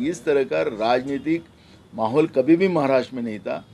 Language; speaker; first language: Hindi; non-native, local second language; Marathi